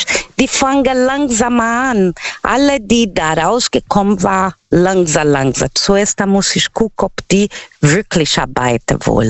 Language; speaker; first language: German; non-native, learner; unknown